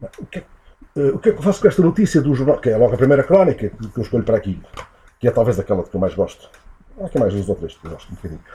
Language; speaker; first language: Portuguese; native; Portuguese